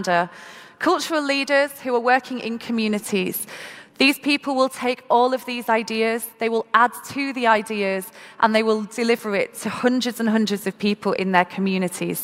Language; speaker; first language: English; native; English